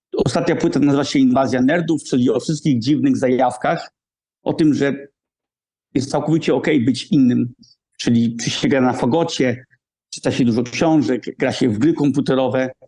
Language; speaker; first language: Polish; early bilingual, heritage; Polish